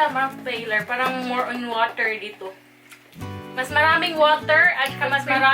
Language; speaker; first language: Filipino; non-native, local second language; Cebuano